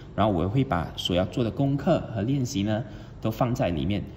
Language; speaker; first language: Chinese; native; Chinese